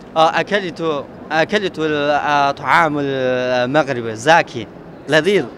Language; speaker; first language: Arabic; non-native, learner; Chinese